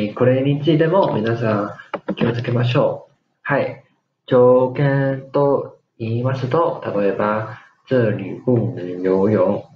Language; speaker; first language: Japanese; non-native, fluent; Chinese